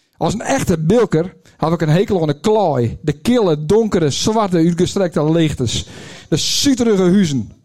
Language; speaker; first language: Dutch; native; Dutch